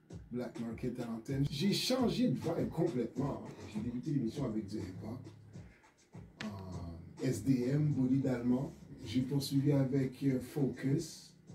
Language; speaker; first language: French; native; French